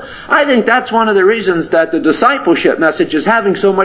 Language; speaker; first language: English; native; English